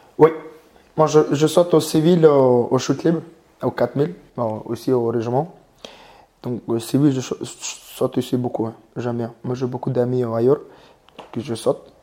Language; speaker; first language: French; non-native, learner; Mongolian